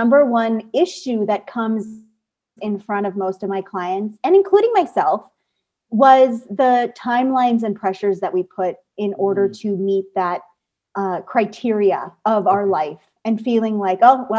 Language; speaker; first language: English; native; English